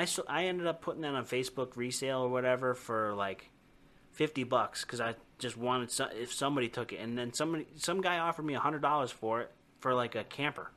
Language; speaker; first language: English; native; English